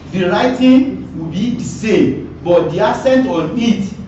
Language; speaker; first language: English; non-native, local second language; Yoruba